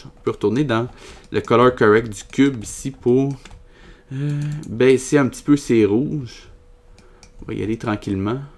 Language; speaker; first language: French; native; French